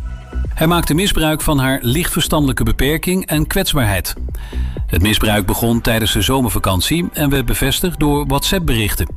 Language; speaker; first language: Dutch; native; Dutch